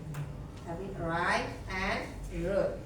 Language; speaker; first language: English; non-native, learner; Indonesian